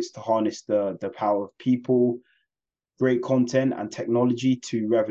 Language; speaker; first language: English; native; English